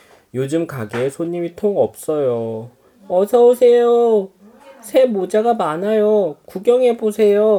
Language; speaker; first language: Korean; native; Korean